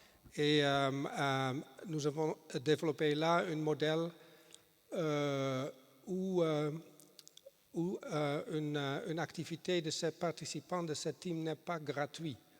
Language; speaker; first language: French; non-native, fluent; Dutch